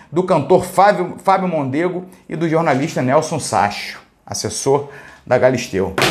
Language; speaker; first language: Portuguese; native; Portuguese